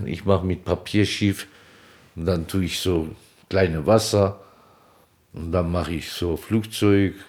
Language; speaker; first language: German; non-native, fluent; Turkish